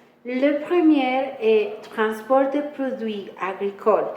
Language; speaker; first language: French; non-native, learner; Spanish